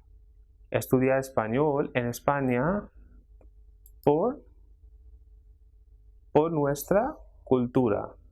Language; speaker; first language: Spanish; non-native, fluent; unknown